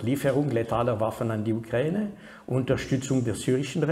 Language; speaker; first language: German; non-native, fluent; French